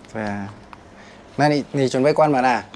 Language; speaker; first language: Chinese; non-native, learner; Vietnamese